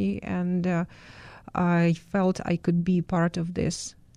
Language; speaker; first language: English; non-native, fluent; Ukrainian